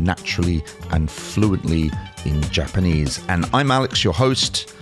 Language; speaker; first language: English; native; English